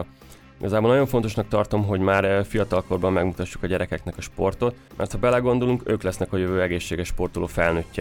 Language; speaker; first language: Hungarian; native; Hungarian